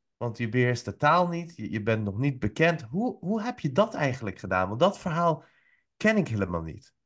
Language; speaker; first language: Dutch; early bilingual, other home language; Persian